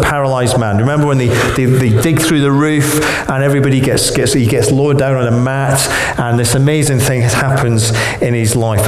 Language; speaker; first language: English; native; English